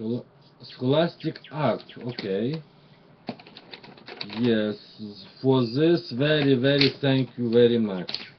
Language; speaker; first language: English; non-native, learner; Russian